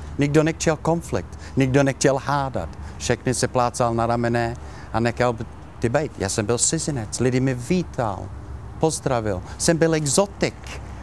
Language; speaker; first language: Czech; non-native, learner; Italian